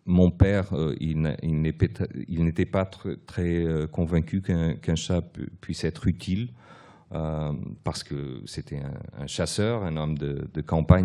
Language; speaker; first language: French; early bilingual, other home language; Portuguese